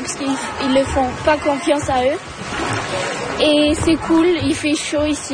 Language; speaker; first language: French; early bilingual, other home language; Turkish